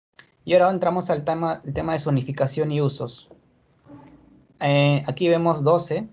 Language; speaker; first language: Spanish; native; Spanish